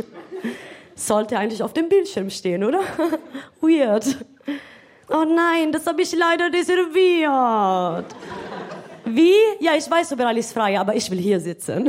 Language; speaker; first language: German; non-native, fluent; Italian